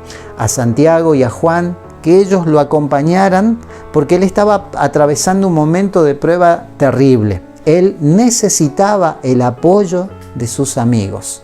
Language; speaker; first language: Spanish; native; Spanish